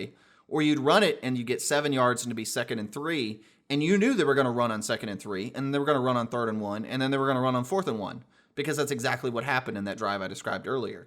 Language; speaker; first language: English; native; English